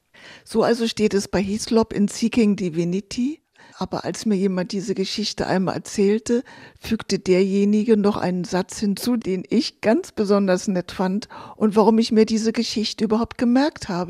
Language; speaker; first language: German; native; German